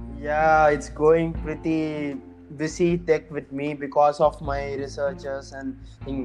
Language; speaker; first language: English; non-native, local second language; Tamil